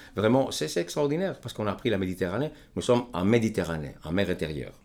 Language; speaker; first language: French; non-native, fluent; Greek